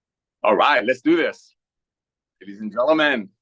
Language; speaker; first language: English; native; English